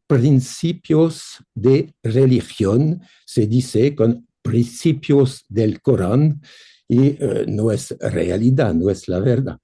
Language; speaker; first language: Spanish; non-native, fluent; French